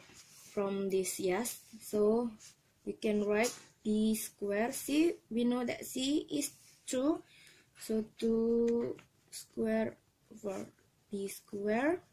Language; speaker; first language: English; non-native, learner; Indonesian